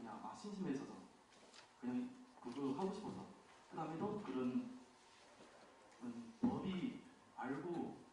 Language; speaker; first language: Korean; non-native, learner; Chinese